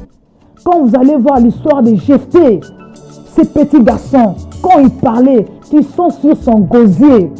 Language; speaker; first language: French; non-native, local second language; Lingala